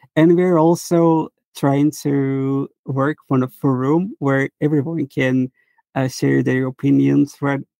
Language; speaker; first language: English; non-native, fluent; Turkish